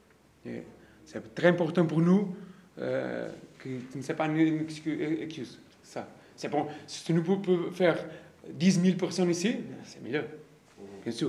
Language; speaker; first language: French; non-native, learner; Portuguese